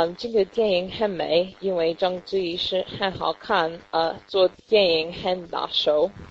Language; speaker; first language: Chinese; non-native, learner; English